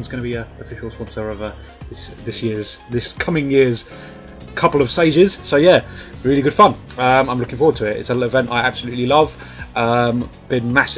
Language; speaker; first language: English; native; English